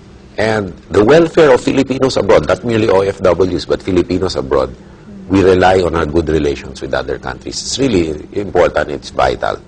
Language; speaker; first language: English; non-native, local second language; Filipino